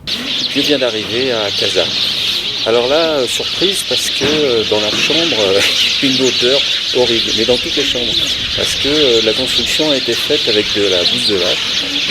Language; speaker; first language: French; native; French